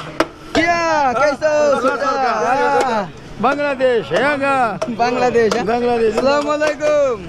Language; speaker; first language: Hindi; non-native, learner; Bangla